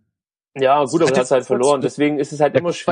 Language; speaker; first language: German; native; German